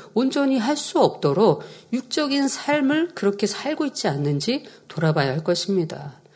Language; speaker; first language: Korean; native; Korean